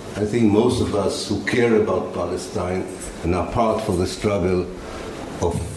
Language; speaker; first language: English; non-native, fluent; Arabic